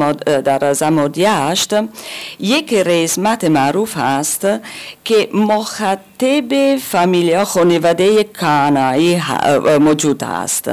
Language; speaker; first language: Persian; non-native, learner; German